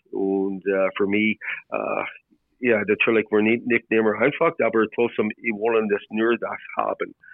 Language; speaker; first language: German; non-native, learner; English